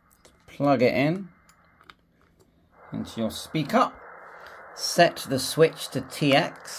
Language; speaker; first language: English; native; English